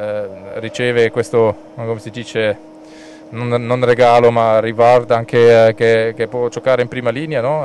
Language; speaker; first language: Italian; non-native, local second language; German